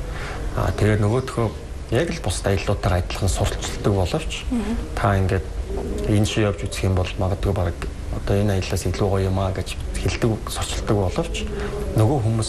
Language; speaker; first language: Mongolian; native; Mongolian